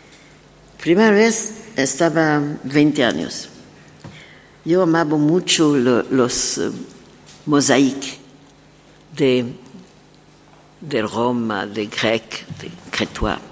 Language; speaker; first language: Spanish; non-native, learner; French